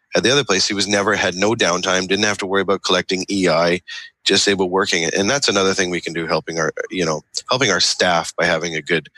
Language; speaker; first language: English; native; English